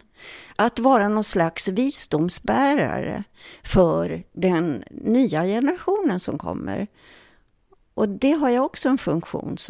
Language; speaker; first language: Swedish; early bilingual, other home language; German